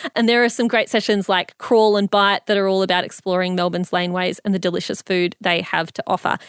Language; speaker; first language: English; early bilingual, other home language; Hindi